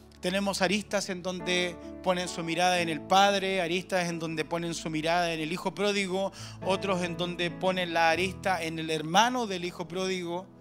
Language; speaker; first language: Spanish; native; Spanish